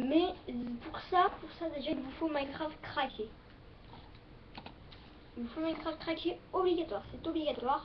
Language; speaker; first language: French; native; French